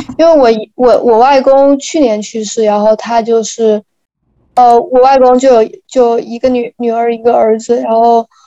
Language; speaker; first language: Chinese; native; Chinese